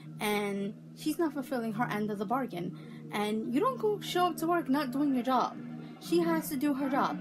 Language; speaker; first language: English; native; English